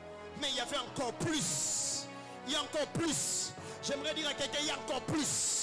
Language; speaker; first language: French; non-native, local second language; Lingala